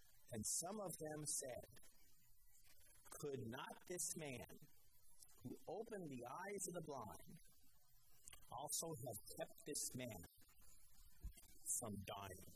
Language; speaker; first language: English; native; English